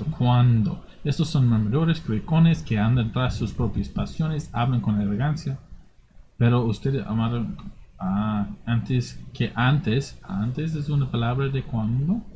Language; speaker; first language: Spanish; non-native, fluent; English